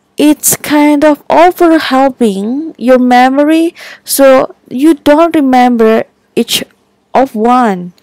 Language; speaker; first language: English; non-native, fluent; Indonesian